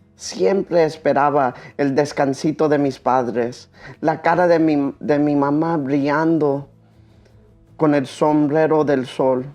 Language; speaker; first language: Spanish; early bilingual, heritage; Spanish